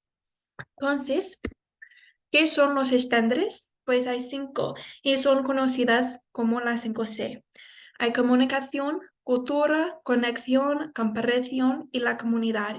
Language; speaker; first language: Spanish; non-native, fluent; English